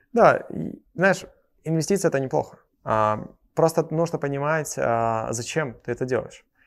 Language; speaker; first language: Russian; native; Russian